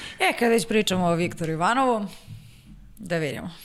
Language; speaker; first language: Serbian; native; Serbian